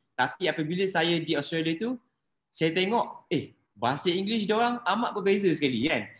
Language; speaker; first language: Malay; native; Malay